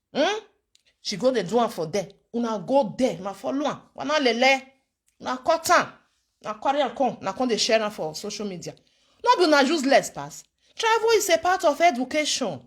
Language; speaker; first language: Nigerian Pidgin; non-native, local second language; Bini